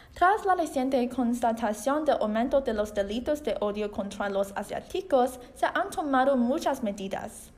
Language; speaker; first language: Spanish; non-native, learner; Chinese